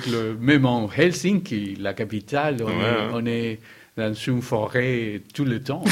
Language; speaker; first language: French; non-native, fluent; Spanish